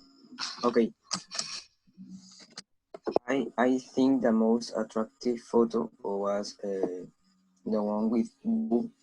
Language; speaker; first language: English; non-native, fluent; Spanish